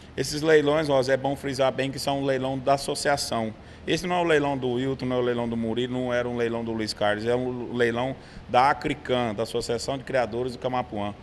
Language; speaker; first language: Portuguese; native; Portuguese